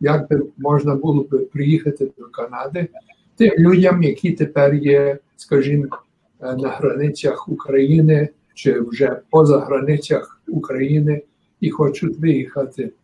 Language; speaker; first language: Ukrainian; early bilingual, heritage; Ukrainian